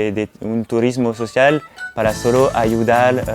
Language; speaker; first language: Spanish; non-native, learner; French